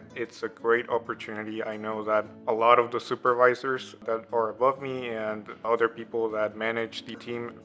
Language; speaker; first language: English; non-native, fluent; Spanish